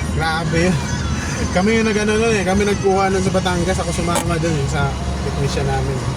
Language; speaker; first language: Filipino; native; Filipino